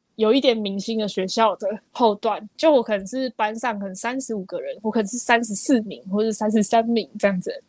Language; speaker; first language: Chinese; native; Chinese